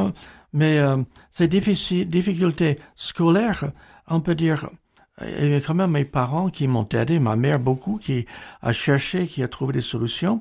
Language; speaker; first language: French; non-native, fluent; English